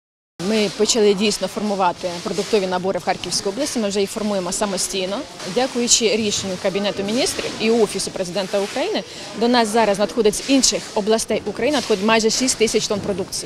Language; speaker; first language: Ukrainian; native; Ukrainian